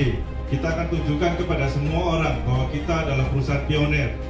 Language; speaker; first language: Indonesian; native; Indonesian